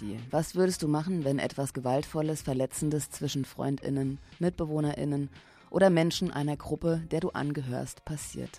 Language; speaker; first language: German; native; German